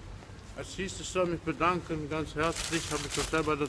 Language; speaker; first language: German; non-native, learner; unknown